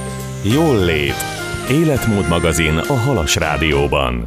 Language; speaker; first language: Hungarian; native; Hungarian